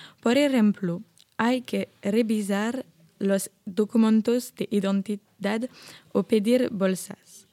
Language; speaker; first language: Spanish; non-native, learner; French